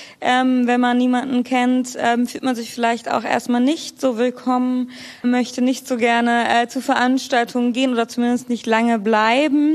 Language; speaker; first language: German; native; German